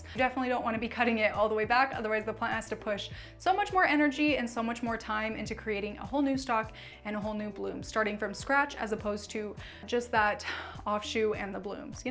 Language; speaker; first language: English; native; English